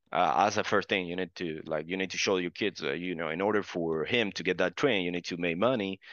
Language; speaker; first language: English; non-native, fluent; Spanish